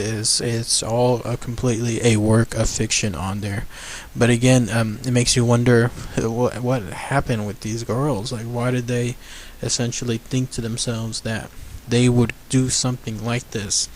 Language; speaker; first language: English; native; English